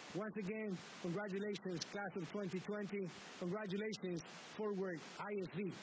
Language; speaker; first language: English; early bilingual, other home language; Spanish